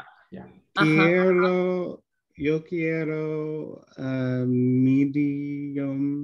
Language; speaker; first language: Spanish; non-native, learner; English